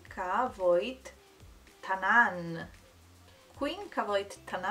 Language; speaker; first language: Finnish; non-native, learner; Italian